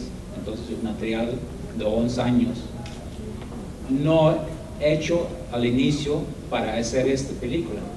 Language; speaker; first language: Spanish; non-native, fluent; Dutch